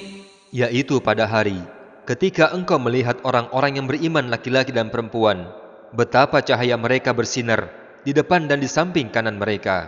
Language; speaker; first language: Indonesian; native; Indonesian